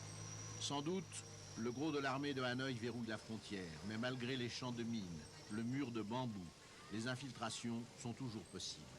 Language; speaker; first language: French; native; French